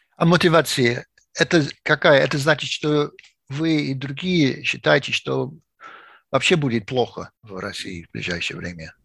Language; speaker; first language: Russian; non-native, fluent; English